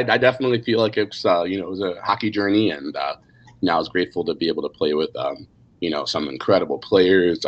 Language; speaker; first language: English; native; English